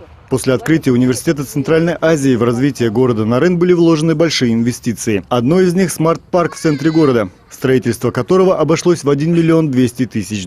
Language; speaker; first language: Russian; native; Russian